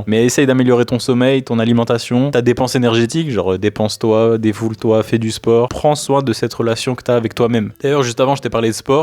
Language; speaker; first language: French; native; French